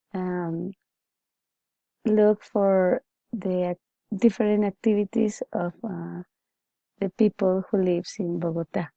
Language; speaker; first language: English; non-native, learner; Spanish